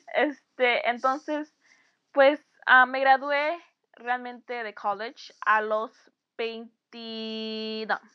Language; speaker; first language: Spanish; early bilingual, heritage; Spanish